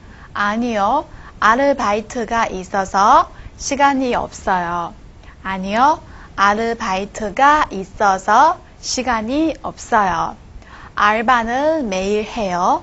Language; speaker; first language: Korean; non-native, fluent; Chinese